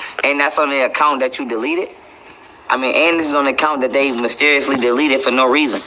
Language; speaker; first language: English; native; English